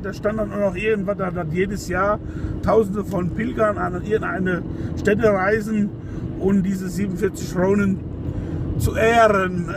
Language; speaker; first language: German; native; German